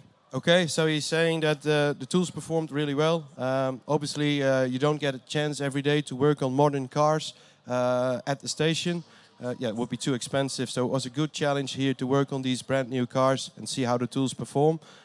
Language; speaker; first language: English; non-native, fluent; Dutch